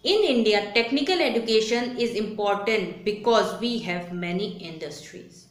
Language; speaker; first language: English; non-native, local second language; Bangla